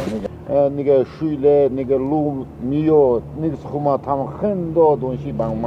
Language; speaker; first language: Chinese; non-native, learner; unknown